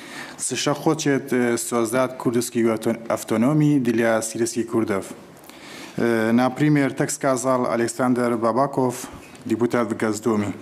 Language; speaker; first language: Russian; non-native, fluent; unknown